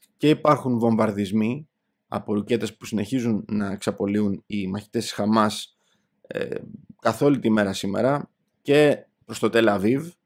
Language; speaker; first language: Greek; native; Greek